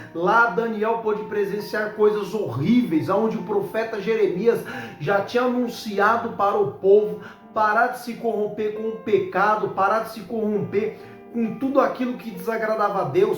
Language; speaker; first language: Portuguese; native; Portuguese